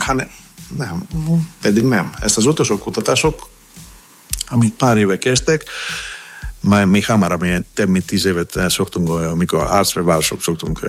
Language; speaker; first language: Hungarian; non-native, fluent; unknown